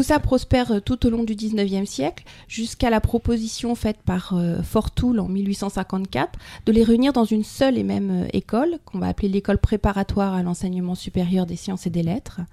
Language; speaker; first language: French; native; French